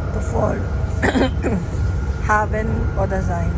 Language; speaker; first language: German; non-native, learner; Filipino